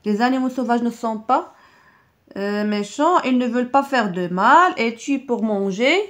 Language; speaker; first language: French; non-native, local second language; Arabic